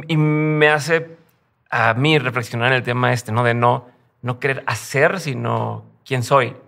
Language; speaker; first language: Spanish; native; Spanish